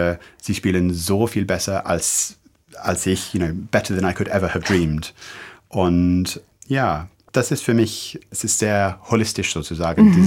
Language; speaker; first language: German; non-native, fluent; English